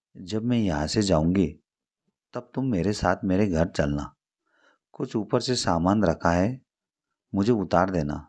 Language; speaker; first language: Hindi; non-native, local second language; Marathi